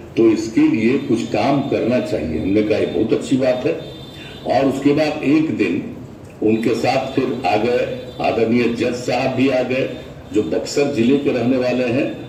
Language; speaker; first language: Hindi; native; Hindi